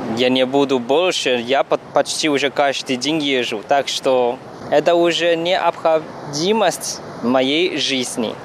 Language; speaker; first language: Russian; non-native, fluent; Chinese